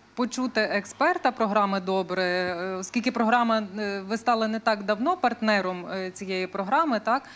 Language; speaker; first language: Ukrainian; native; Ukrainian